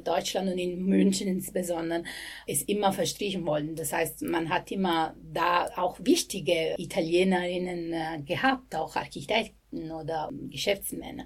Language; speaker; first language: German; non-native, fluent; Italian